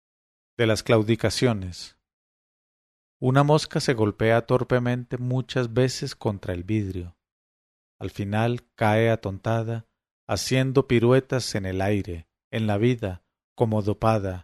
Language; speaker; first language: Spanish; native; Spanish